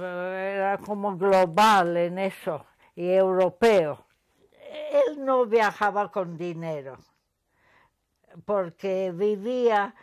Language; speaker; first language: Spanish; non-native, fluent; English